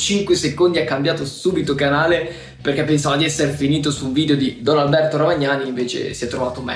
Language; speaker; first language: Italian; native; Italian